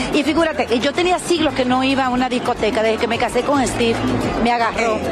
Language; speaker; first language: Spanish; native; Spanish